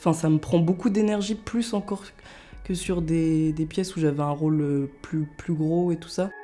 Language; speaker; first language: French; native; French